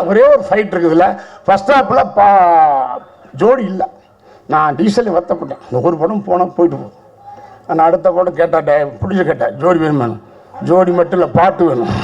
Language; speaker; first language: Tamil; native; Tamil